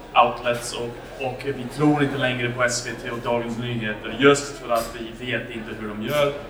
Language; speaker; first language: Swedish; non-native, fluent; English